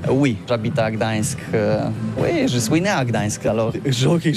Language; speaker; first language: French; non-native, learner; Polish